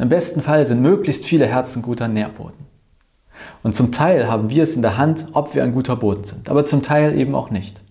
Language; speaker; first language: German; native; German